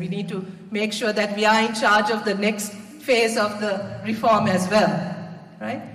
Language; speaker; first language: English; non-native, local second language; Sinhala